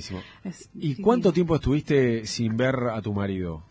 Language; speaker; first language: Spanish; native; Spanish